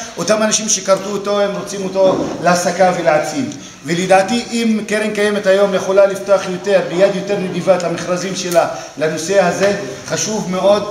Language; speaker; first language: Hebrew; non-native, local second language; Arabic